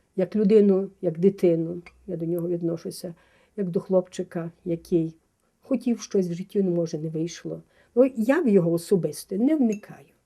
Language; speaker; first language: Ukrainian; native; Ukrainian